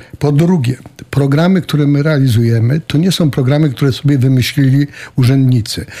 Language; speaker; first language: Polish; native; Polish